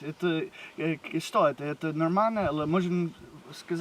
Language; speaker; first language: Russian; non-native, learner; English